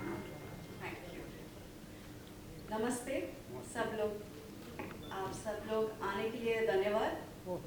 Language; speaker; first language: Hindi; non-native, local second language; Kannada